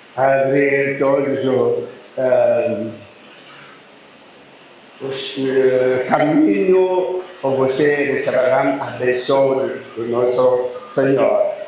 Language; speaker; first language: Portuguese; non-native, learner; Lingala